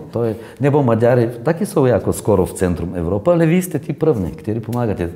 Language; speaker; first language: Czech; non-native, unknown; Bulgarian